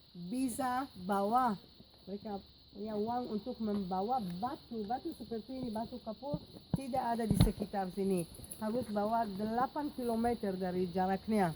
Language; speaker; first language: Indonesian; non-native, fluent; Hebrew